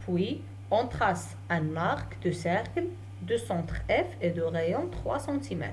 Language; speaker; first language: French; non-native, local second language; Arabic